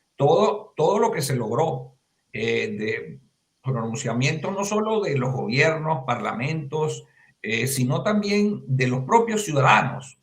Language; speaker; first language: Spanish; native; Spanish